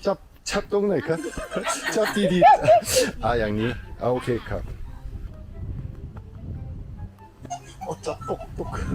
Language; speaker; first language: Thai; non-native, learner; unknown